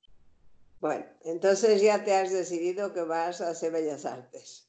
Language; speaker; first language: Spanish; native; Spanish